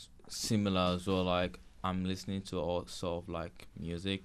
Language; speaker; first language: English; non-native, local second language; Yoruba